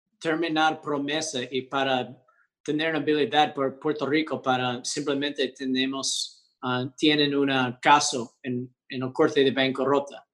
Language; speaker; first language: Spanish; early bilingual, heritage; English